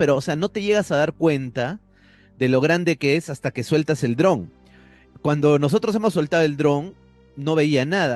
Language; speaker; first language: Spanish; native; Spanish